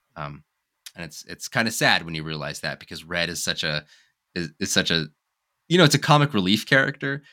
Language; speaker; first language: English; native; English